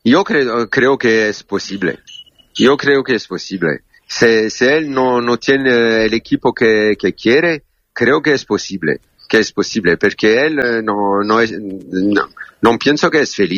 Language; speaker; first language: Spanish; non-native, learner; French